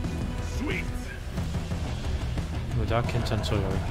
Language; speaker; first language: Korean; non-native, learner; German